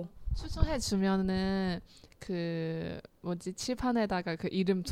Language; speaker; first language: Korean; non-native, fluent; Chinese